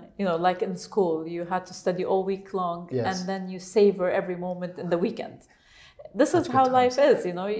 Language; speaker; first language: English; non-native, fluent; Arabic